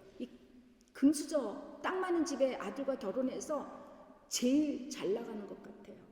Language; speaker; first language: Korean; native; Korean